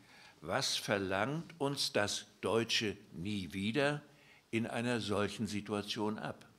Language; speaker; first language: German; native; German